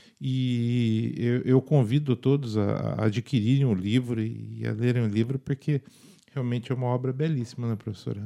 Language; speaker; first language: Portuguese; native; Portuguese